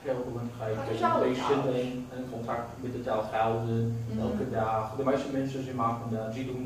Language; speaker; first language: Dutch; non-native, learner; Portuguese